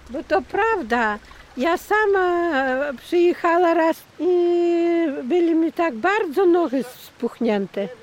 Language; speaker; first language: Polish; non-native, local second language; Ukrainian